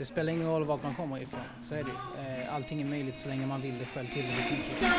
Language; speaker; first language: Swedish; native; Swedish